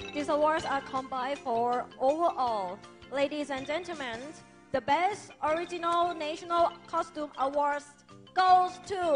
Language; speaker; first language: English; non-native, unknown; Thai